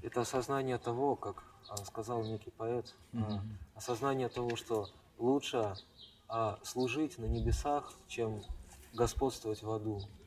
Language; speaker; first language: Russian; native; Russian